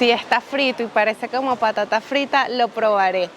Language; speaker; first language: Spanish; native; Spanish